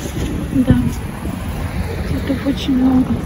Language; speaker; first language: Russian; native; Russian